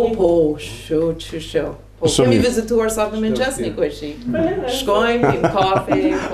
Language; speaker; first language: Albanian; non-native, learner; English